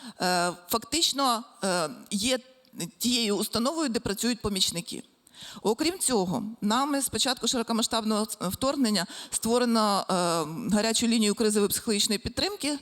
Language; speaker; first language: Ukrainian; native; Ukrainian